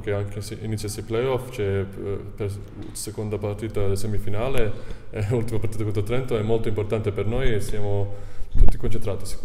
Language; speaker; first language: Italian; non-native, fluent; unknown